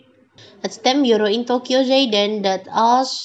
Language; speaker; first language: Dutch; non-native, fluent; Indonesian